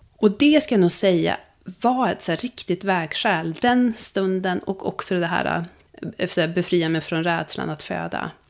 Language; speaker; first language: Swedish; native; Swedish